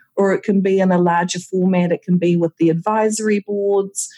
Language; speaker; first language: English; native; English